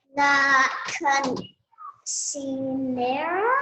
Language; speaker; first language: Spanish; non-native, learner; English